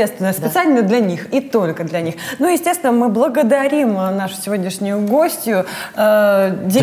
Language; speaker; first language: Russian; native; Russian